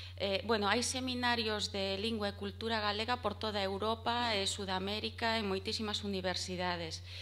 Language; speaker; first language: Galician; non-native, local second language; Spanish